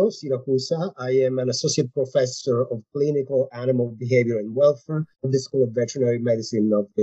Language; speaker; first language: English; non-native, fluent; Italian